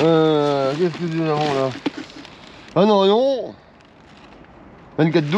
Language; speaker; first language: French; native; French